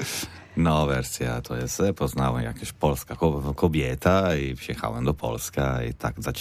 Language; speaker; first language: Polish; non-native, learner; Italian